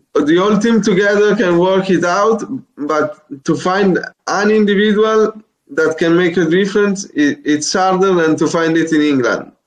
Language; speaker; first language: English; non-native, fluent; Italian